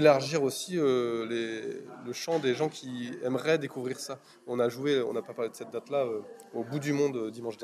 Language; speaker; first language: French; native; French